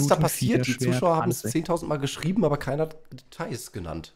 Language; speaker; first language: German; native; German